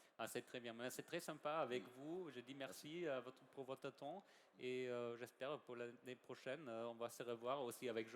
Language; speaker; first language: French; non-native, learner; German